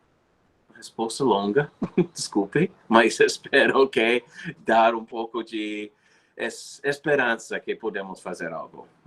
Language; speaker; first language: Portuguese; non-native, fluent; English